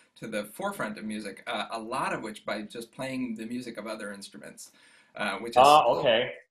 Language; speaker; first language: English; native; English